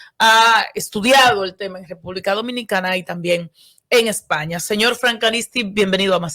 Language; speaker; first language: Spanish; native; Spanish